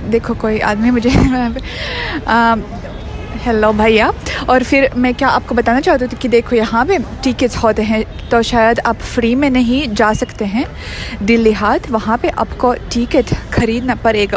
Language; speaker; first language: Hindi; non-native, fluent; Russian